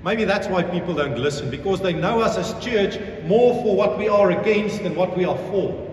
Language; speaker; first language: English; non-native, local second language; Afrikaans